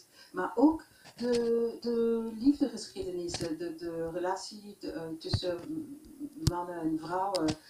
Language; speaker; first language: Dutch; non-native, local second language; French